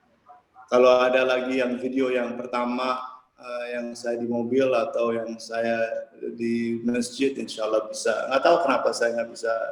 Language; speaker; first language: Indonesian; early bilingual, heritage; English